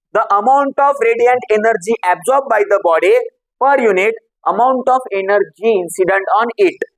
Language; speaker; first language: English; non-native, local second language; Marathi